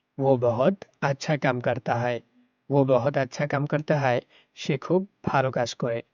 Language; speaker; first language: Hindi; non-native, learner; Bangla